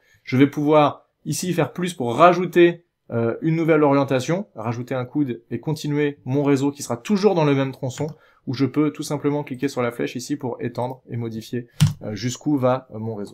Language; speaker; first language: French; native; French